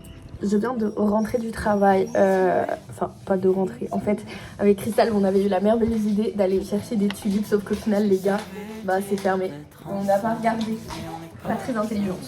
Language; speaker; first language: French; native; French